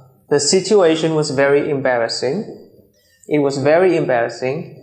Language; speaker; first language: English; non-native, fluent; Vietnamese